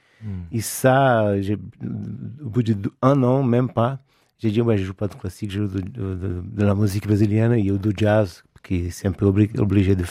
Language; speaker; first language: French; non-native, fluent; Portuguese